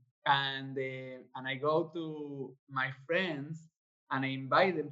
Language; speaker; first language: English; non-native, fluent; Spanish